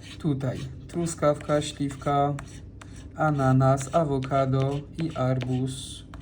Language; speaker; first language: Polish; non-native, fluent; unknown